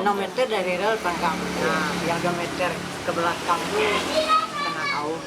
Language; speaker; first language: Indonesian; non-native, local second language; Minangkabau